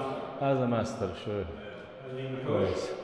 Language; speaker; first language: Arabic; non-native, learner; English